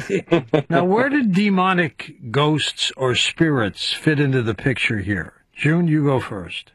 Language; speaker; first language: English; native; English